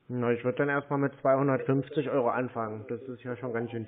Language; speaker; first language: German; native; German